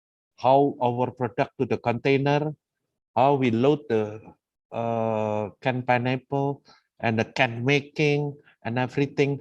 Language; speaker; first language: English; non-native, fluent; Indonesian